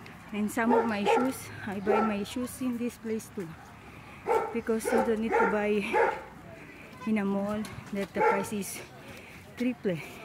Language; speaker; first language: English; non-native, local second language; Filipino